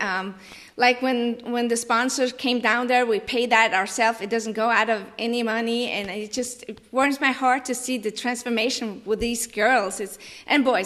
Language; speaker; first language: English; non-native, fluent; Norwegian